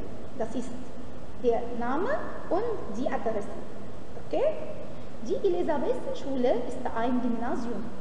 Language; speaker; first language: German; non-native, fluent; Arabic